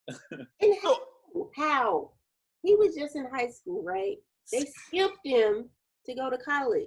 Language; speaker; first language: English; native; English